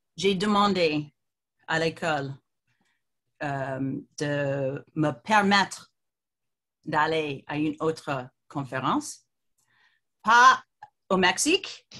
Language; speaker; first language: French; non-native, fluent; English